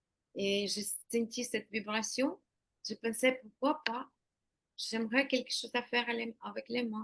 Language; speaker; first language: French; non-native, learner; Ukrainian